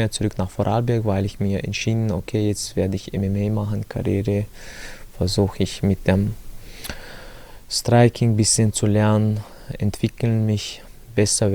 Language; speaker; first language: German; non-native, learner; Chechen